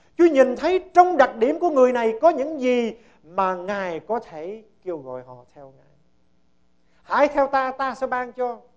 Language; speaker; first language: Vietnamese; early bilingual, heritage; Vietnamese